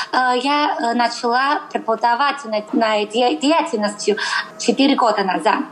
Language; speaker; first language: Russian; non-native, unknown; Chinese